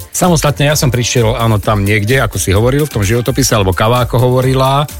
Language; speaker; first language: Slovak; native; Slovak